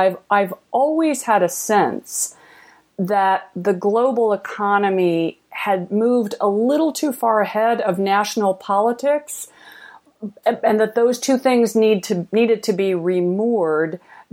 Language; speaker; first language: English; native; English